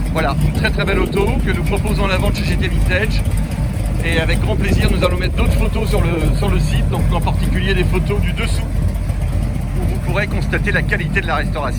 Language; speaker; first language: French; native; French